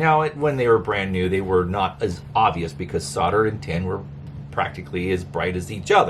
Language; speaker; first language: English; native; English